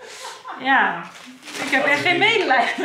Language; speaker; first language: Dutch; native; Dutch